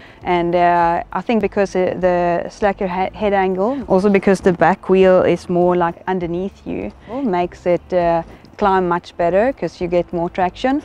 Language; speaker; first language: English; non-native, fluent; Swedish